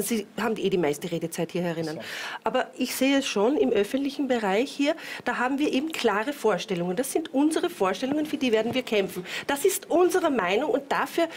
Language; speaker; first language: German; native; German